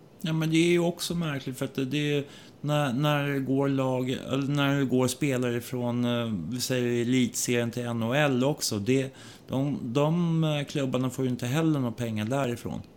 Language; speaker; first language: Swedish; native; Swedish